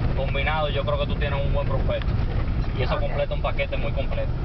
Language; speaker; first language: Spanish; native; Spanish